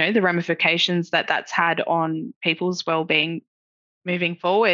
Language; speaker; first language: English; native; English